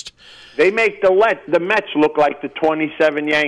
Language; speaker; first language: English; native; English